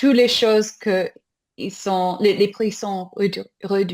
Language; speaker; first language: French; non-native, fluent; English